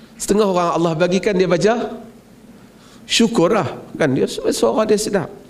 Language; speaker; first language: Malay; native; Malay